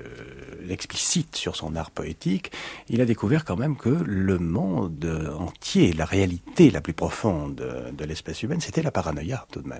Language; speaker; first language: French; native; French